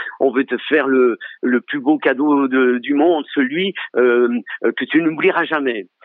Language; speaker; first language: French; early bilingual, other home language; Italian